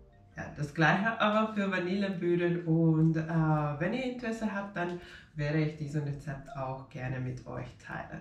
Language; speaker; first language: German; non-native, fluent; Finnish